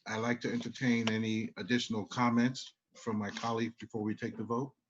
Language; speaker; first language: English; native; English